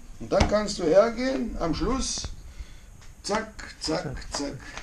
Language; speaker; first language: German; non-native, fluent; Italian